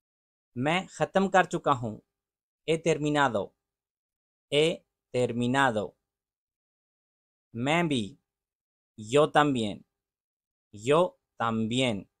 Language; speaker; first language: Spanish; non-native, learner; Urdu